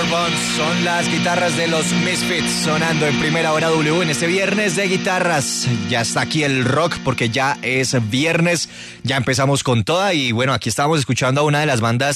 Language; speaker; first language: Spanish; native; Spanish